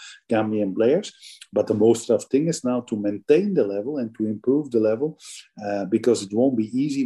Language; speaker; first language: English; non-native, fluent; Dutch